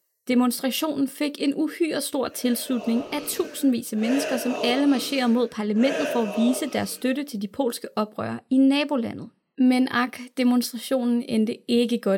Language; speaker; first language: Danish; native; Danish